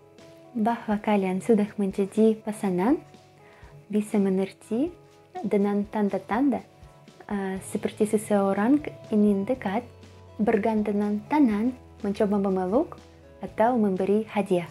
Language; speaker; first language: Indonesian; non-native, fluent; Russian